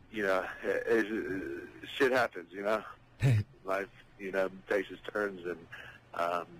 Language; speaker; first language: English; native; English